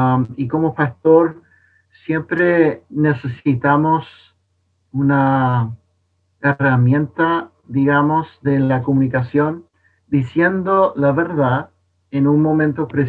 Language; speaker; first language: Spanish; non-native, fluent; English